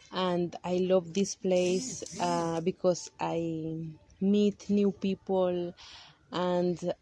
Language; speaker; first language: English; non-native, local second language; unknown